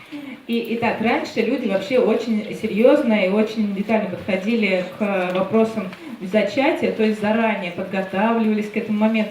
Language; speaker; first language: Russian; native; Russian